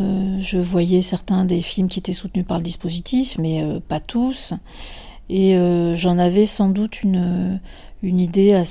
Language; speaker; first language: French; native; French